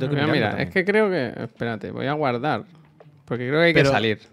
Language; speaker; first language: Spanish; native; Spanish